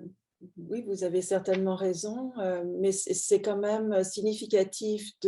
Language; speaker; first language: French; native; French